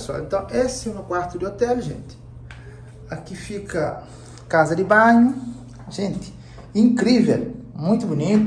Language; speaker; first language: Portuguese; non-native, learner; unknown